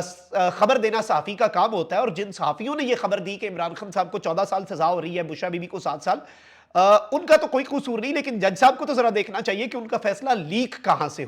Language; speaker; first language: Urdu; native; Urdu